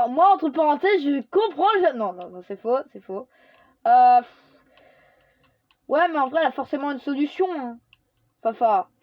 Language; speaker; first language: French; native; French